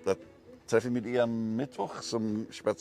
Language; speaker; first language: German; non-native, learner; English